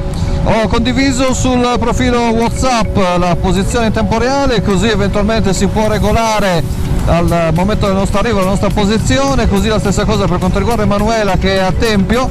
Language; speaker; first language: Italian; native; Italian